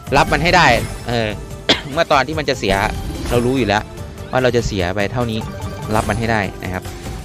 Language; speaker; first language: Thai; native; Thai